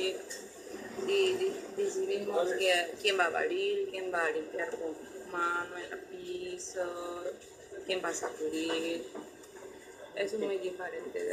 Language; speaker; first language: Spanish; non-native, learner; Japanese